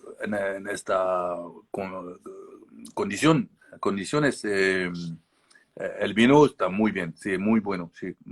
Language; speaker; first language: Spanish; non-native, learner; French